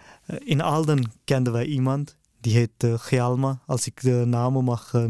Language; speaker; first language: Dutch; early bilingual, other home language; Urdu